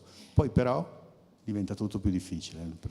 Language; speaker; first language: Italian; native; Italian